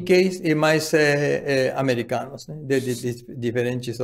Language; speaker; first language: Portuguese; non-native, fluent; Japanese